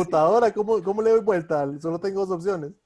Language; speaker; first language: Spanish; native; Spanish